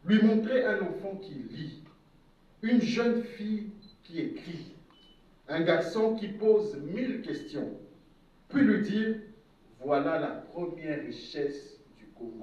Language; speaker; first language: French; non-native, local second language; Lingala